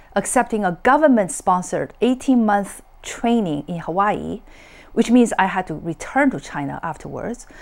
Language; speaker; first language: English; non-native, fluent; Chinese